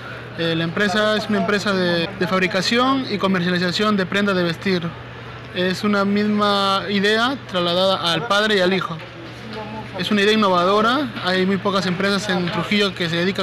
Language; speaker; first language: Spanish; native; Spanish